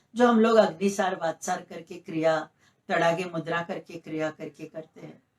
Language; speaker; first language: Hindi; non-native, local second language; Marathi